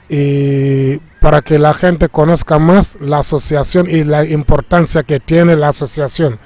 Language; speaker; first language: Spanish; non-native, fluent; Wolof